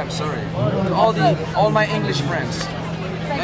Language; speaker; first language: English; non-native, fluent; French